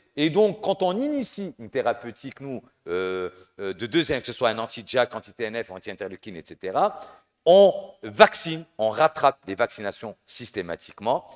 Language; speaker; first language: French; non-native, local second language; Arabic